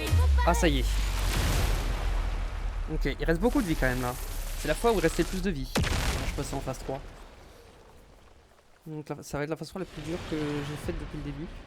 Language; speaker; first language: French; native; French